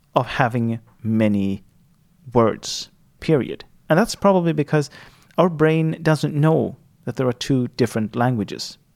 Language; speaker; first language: English; non-native, fluent; Swedish